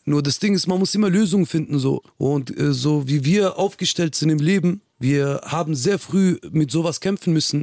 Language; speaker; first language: German; early bilingual, other home language; Kurdish